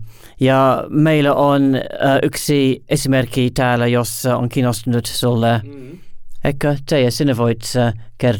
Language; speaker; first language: Finnish; non-native, learner; English